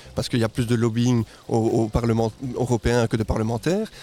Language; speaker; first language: French; non-native, fluent; Spanish